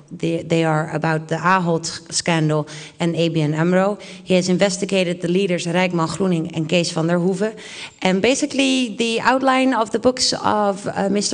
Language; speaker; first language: English; non-native, fluent; Dutch